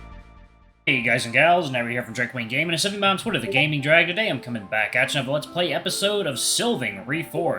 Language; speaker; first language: English; native; English